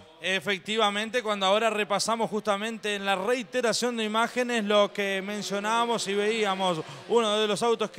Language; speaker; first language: Spanish; native; Spanish